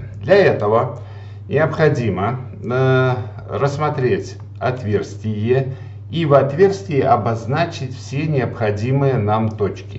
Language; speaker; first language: Russian; native; Russian